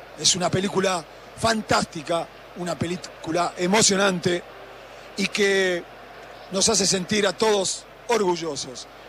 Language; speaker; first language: Spanish; native; Spanish